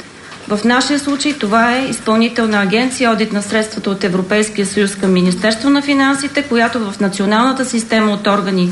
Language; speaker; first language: Bulgarian; native; Bulgarian